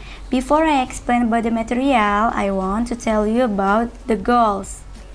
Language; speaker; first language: English; non-native, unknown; Indonesian